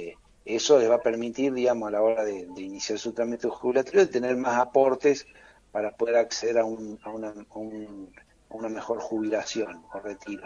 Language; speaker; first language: Spanish; native; Spanish